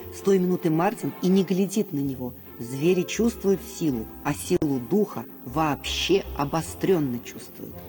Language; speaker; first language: Russian; native; Russian